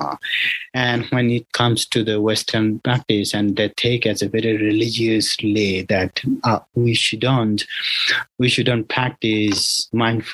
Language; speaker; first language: English; non-native, local second language; Bangla